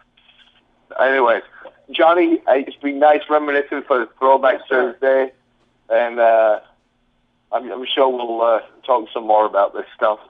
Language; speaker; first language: English; native; English